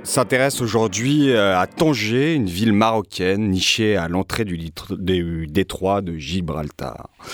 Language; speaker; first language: French; native; French